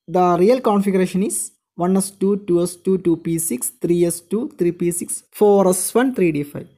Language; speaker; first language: English; non-native, local second language; Malayalam